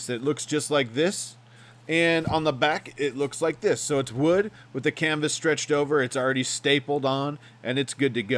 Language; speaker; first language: English; native; English